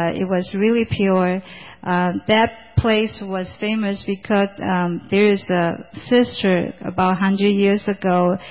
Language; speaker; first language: English; non-native, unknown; Chinese